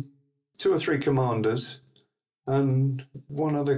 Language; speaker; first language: English; native; English